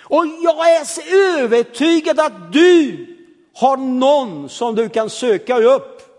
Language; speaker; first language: Swedish; early bilingual, heritage; Swedish